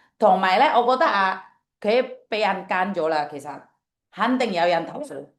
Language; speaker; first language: Chinese; non-native, fluent; Indonesian